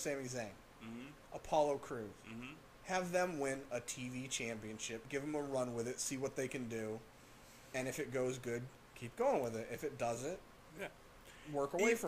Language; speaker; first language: English; native; English